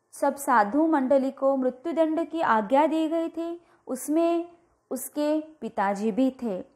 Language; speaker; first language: Hindi; non-native, local second language; Marathi